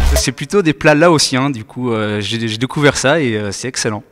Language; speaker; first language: French; native; French